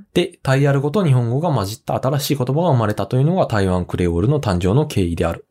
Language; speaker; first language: Japanese; early bilingual, other home language; Korean